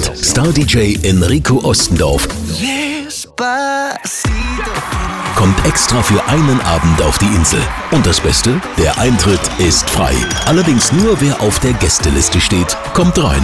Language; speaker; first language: German; native; German